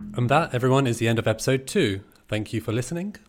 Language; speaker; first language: English; native; English